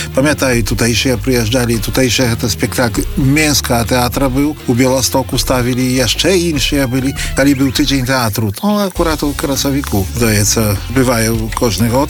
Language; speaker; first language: Belarusian; native; Belarusian